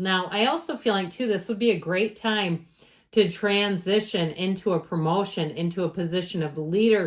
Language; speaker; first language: English; native; English